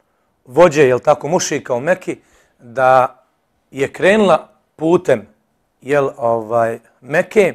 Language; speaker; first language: Serbian; native; Serbian